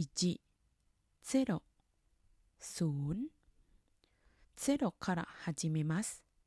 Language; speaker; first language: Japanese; non-native, fluent; Thai